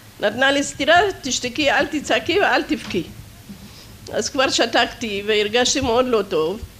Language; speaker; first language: Hebrew; non-native, fluent; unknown